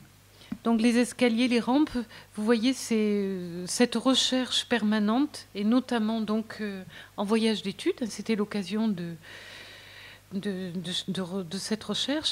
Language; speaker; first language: French; native; French